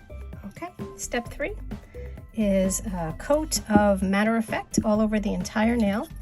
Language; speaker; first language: English; native; English